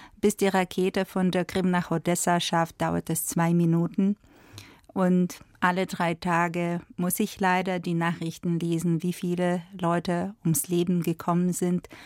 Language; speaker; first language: German; non-native, fluent; Russian